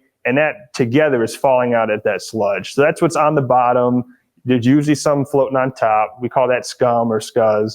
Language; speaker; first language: English; native; English